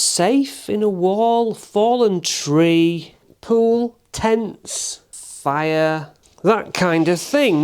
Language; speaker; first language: English; native; English